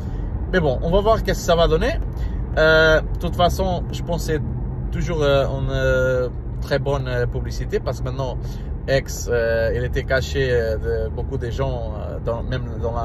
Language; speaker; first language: French; non-native, learner; Portuguese